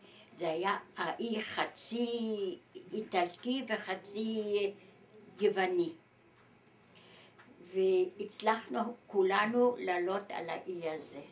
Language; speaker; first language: Hebrew; early bilingual, other home language; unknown